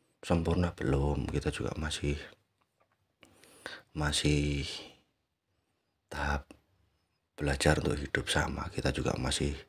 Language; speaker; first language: Indonesian; native; Indonesian